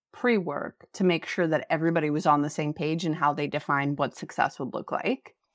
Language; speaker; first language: English; native; English